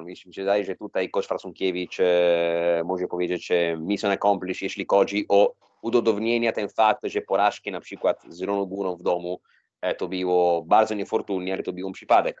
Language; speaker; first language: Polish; non-native, fluent; Italian